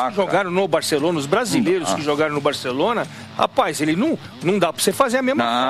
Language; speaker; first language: Portuguese; native; Portuguese